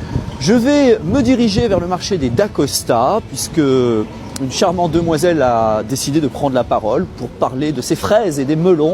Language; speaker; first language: French; native; French